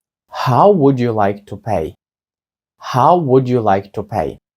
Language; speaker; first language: English; non-native, fluent; Ukrainian